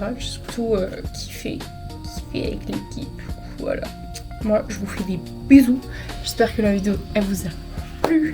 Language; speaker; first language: French; native; French